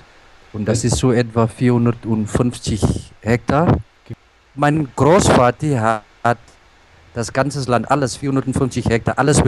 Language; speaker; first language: German; non-native, local second language; Afrikaans